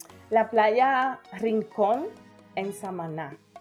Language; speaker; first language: Spanish; native; Spanish